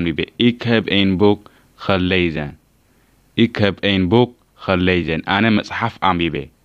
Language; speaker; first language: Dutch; non-native, learner; Tigrinya